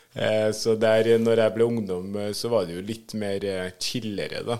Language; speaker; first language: Norwegian; early bilingual, other home language; Swahili